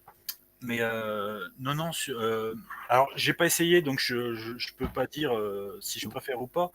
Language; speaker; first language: French; native; French